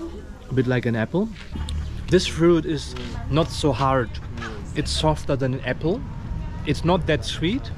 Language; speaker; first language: English; non-native, fluent; German